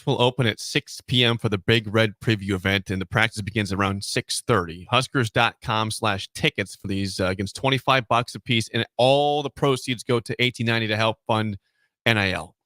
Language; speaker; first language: English; native; English